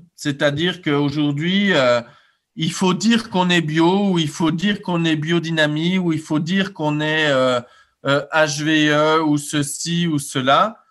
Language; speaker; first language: French; native; French